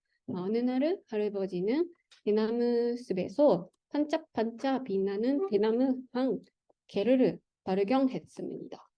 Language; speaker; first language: Korean; non-native, learner; Japanese